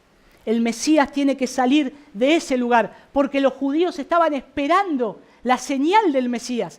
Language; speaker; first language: Spanish; native; Spanish